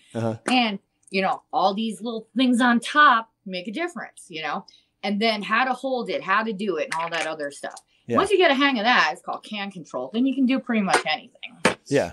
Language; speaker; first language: English; native; English